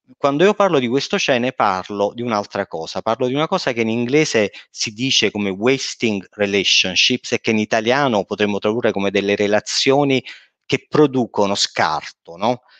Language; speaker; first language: Italian; native; Italian